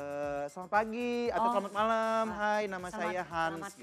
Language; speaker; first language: Indonesian; native; Indonesian